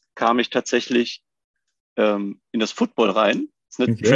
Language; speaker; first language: German; native; German